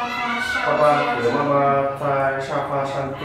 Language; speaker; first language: Chinese; non-native, learner; Vietnamese